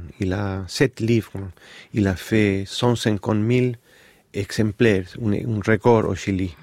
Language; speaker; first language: French; non-native, fluent; Spanish